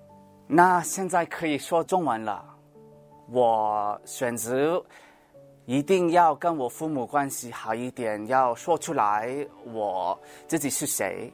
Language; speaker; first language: Chinese; early bilingual, heritage; Cantonese